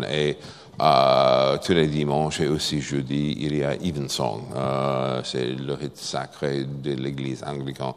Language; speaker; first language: French; non-native, fluent; English